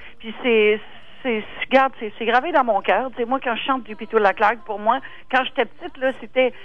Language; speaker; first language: French; native; French